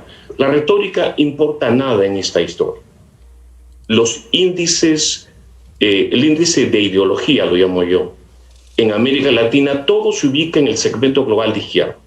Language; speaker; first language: Spanish; native; Spanish